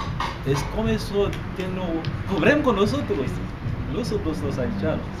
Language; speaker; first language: Spanish; non-native, learner; Haitian Creole